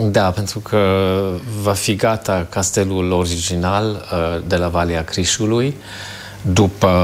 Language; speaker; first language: Romanian; non-native, fluent; German